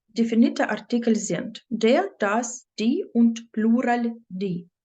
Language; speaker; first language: German; non-native, fluent; Ukrainian